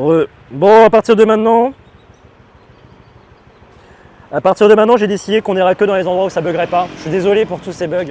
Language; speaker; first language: French; native; French